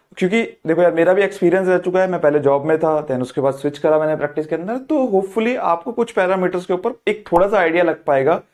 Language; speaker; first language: Hindi; native; Hindi